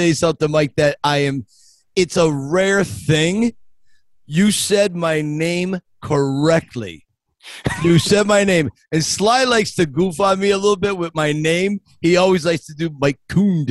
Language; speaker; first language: English; native; English